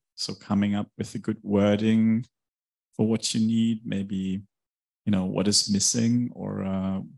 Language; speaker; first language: English; non-native, fluent; German